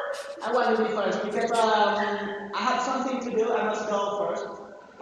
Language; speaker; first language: English; non-native, learner; Vietnamese